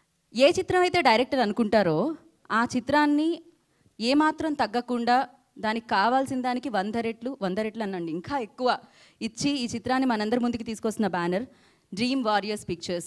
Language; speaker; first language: Telugu; native; Telugu